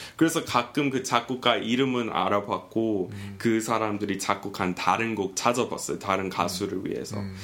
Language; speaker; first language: Korean; non-native, fluent; English